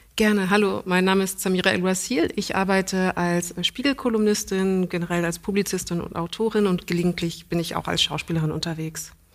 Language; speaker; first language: German; early bilingual, other home language; English